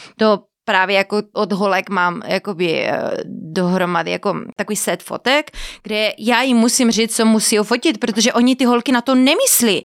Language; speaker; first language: Czech; non-native, fluent; Spanish